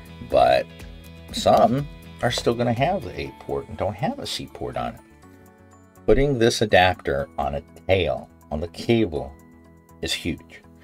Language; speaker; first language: English; native; English